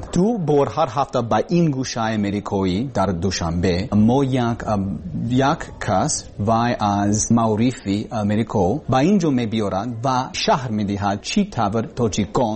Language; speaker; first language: Persian; non-native, learner; English